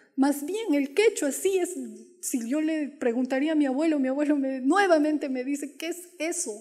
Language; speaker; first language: Spanish; non-native, local second language; Quechua